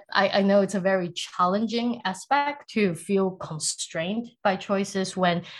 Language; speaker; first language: English; early bilingual, other home language; Chinese